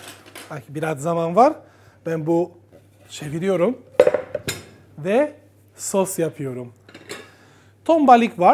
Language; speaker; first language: Turkish; non-native, fluent; Italian